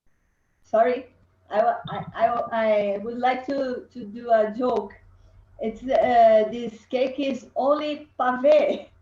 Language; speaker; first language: English; non-native, learner; Portuguese